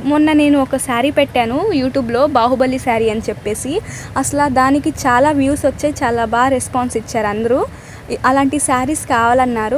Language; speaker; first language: Telugu; non-native, local second language; Urdu